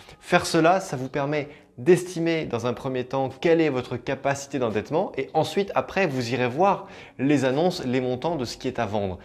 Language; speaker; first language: French; native; French